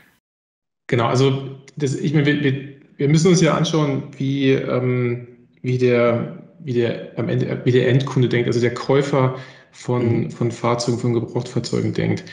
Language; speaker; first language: German; native; German